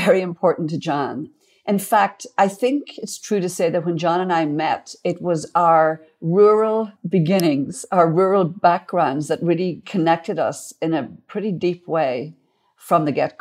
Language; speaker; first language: English; native; English